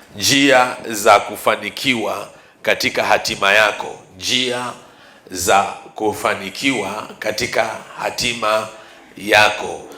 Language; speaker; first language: Swahili; non-native, local second language; Luyia